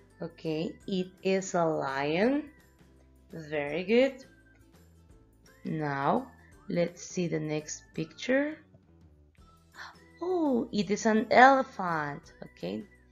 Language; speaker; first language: English; non-native, fluent; Spanish